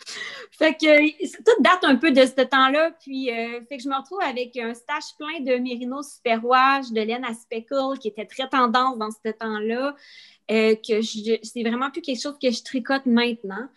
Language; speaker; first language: French; native; French